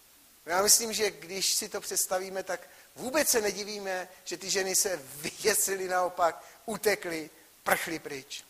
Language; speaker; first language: Czech; native; Czech